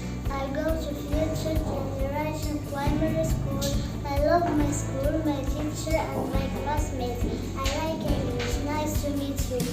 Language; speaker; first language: English; non-native, learner; Arabic